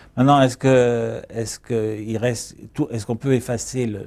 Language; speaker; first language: French; early bilingual, other home language; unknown